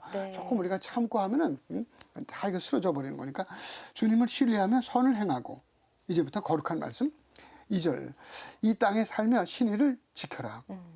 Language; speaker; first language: Korean; native; Korean